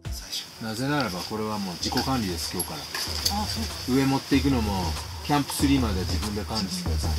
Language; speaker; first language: Japanese; native; Japanese